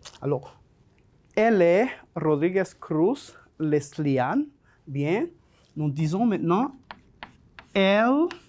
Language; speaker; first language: French; non-native, fluent; Spanish